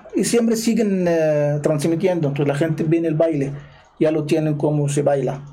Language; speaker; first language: Spanish; non-native, fluent; Arabic